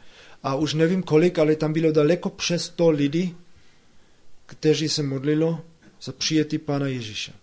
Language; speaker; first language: Czech; non-native, fluent; German